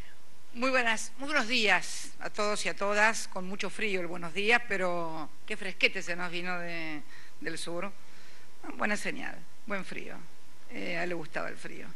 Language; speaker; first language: Spanish; native; Spanish